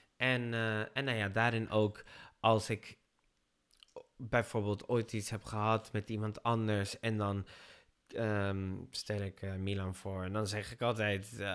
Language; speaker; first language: Dutch; non-native, fluent; Spanish